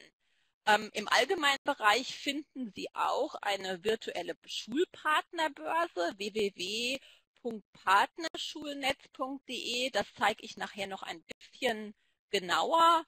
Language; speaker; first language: German; native; German